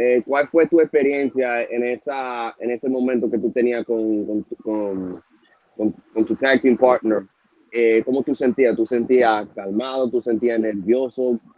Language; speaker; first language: Spanish; early bilingual, heritage; Spanish